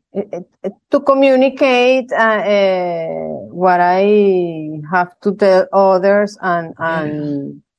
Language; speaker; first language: English; non-native, fluent; Spanish